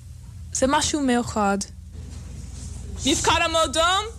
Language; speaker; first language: Hebrew; non-native, learner; English